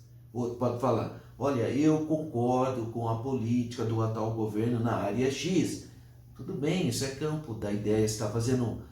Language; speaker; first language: Portuguese; native; Portuguese